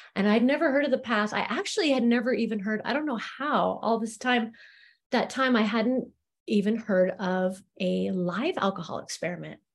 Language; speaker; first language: English; native; English